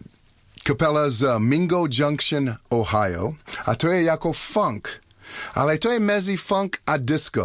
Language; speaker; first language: Czech; non-native, learner; English